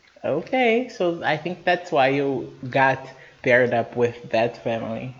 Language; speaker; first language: English; non-native, fluent; Portuguese